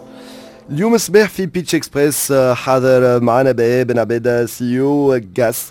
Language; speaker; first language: Arabic; native; Arabic